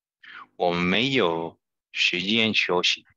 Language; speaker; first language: Chinese; non-native, learner; Spanish